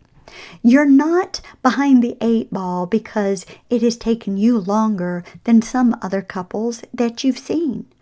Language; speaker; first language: English; native; English